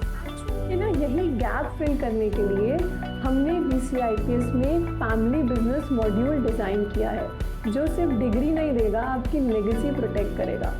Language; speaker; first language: Hindi; native; Hindi